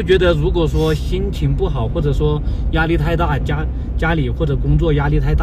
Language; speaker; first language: Chinese; native; Chinese